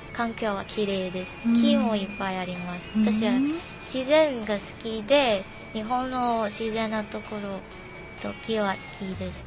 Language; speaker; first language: Japanese; non-native, learner; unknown